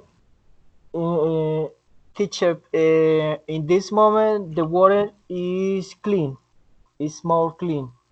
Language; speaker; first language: English; non-native, learner; Spanish